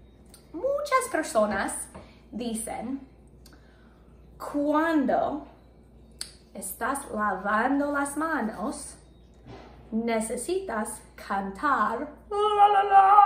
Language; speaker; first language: Spanish; non-native, fluent; English